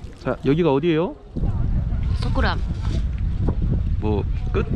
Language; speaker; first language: Korean; native; Korean